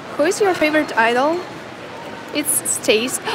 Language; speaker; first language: English; non-native, learner; Russian